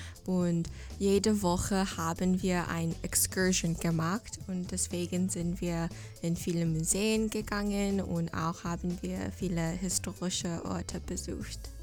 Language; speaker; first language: German; non-native, fluent; English